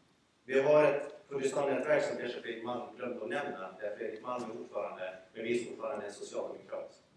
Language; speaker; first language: Swedish; early bilingual, other home language; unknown